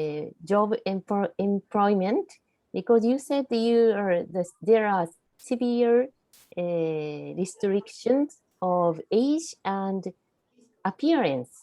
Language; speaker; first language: English; non-native, fluent; Japanese